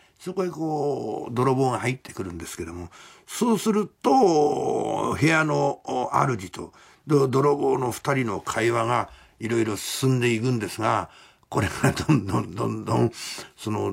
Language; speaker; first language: Japanese; native; Japanese